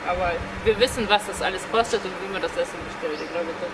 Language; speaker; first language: German; non-native, fluent; Russian